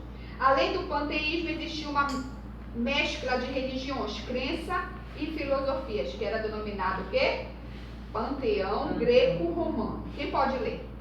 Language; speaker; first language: Portuguese; native; Portuguese